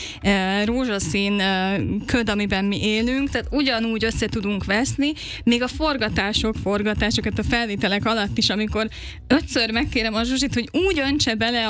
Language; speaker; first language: Hungarian; native; Hungarian